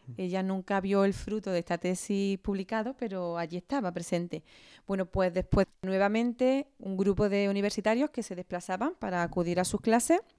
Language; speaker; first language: Spanish; native; Spanish